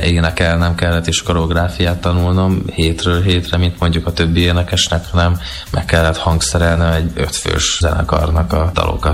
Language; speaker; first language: Hungarian; native; Hungarian